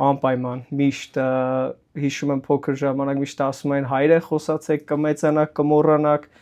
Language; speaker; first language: Armenian; early bilingual, heritage; Armenian